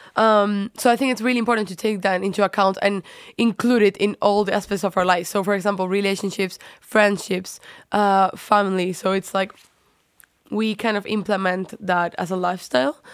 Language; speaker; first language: English; non-native, fluent; Spanish